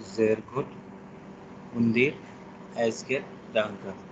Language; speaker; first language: German; non-native, learner; Hindi